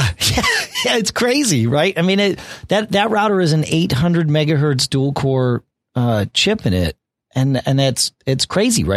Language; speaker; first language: English; native; English